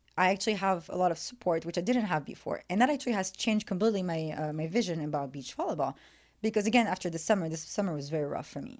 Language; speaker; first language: English; non-native, fluent; French